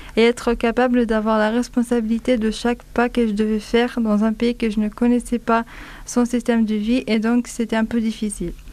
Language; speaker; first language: French; non-native, fluent; Arabic